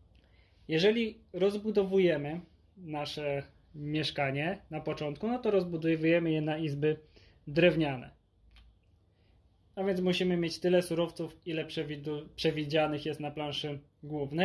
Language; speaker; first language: Polish; native; Polish